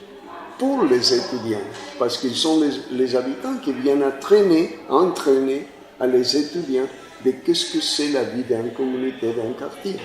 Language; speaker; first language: French; non-native, fluent; Spanish